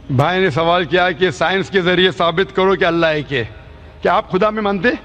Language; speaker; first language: Urdu; non-native, local second language; Konkani